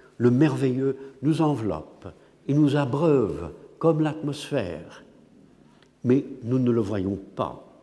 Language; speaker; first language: French; non-native, fluent; English